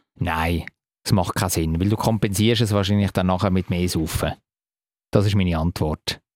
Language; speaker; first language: German; native; German